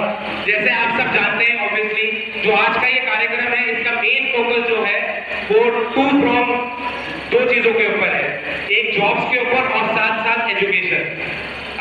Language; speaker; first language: Hindi; native; Hindi